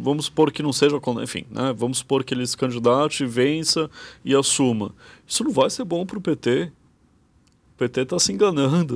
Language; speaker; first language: Portuguese; native; Portuguese